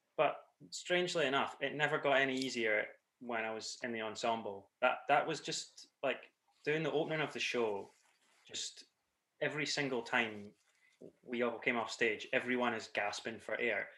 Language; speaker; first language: English; native; English